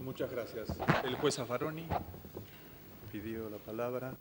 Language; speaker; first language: Spanish; native; Spanish